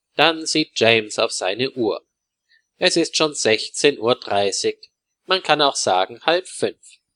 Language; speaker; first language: German; native; German